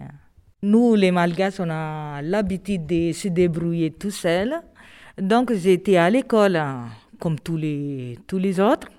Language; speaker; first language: French; non-native, local second language; Malagasy